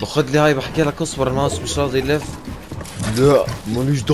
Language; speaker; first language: Arabic; native; Arabic